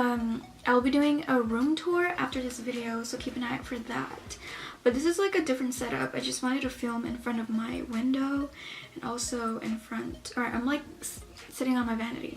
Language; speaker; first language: English; native; English